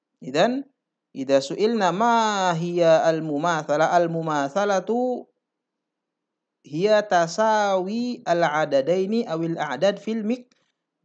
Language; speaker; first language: Arabic; non-native, fluent; Indonesian